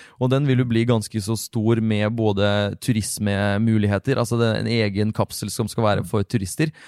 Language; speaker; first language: Norwegian; early bilingual, other home language; Russian